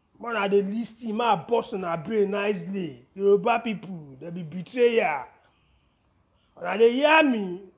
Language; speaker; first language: Nigerian Pidgin; non-native, local second language; Yoruba